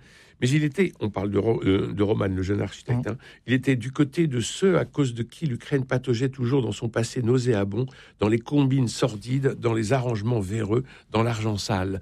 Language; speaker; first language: French; native; French